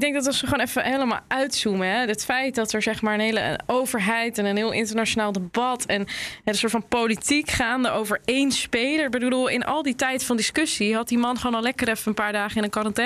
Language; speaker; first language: Dutch; native; Dutch